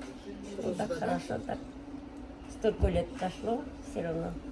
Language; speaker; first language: Russian; non-native, local second language; Kyrgyz